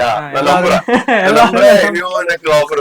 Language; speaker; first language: Tamil; non-native, learner; Tulu